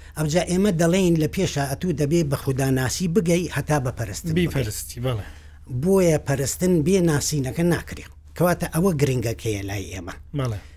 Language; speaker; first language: Central Kurdish; native; Central Kurdish